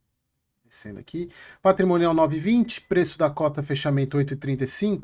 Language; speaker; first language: Portuguese; native; Portuguese